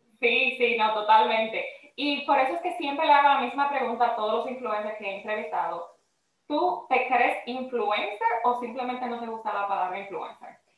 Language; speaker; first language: Spanish; native; Spanish